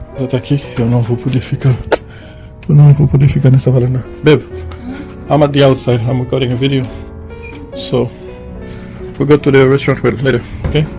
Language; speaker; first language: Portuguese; non-native, fluent; Haitian Creole